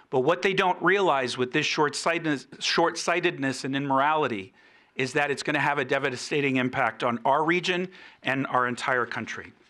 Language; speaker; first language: English; early bilingual, other home language; Spanish